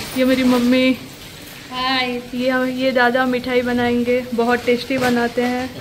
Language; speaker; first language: Hindi; non-native, local second language; Odia